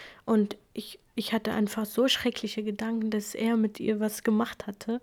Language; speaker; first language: German; non-native, fluent; Kurdish